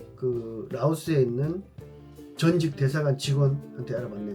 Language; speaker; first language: Korean; native; Korean